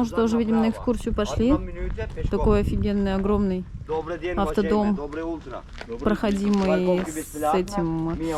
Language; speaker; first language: Russian; native; Russian